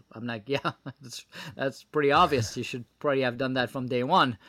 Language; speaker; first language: English; non-native, fluent; French